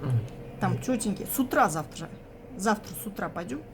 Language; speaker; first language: Russian; native; Russian